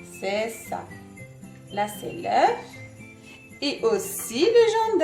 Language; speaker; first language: French; non-native, local second language; Arabic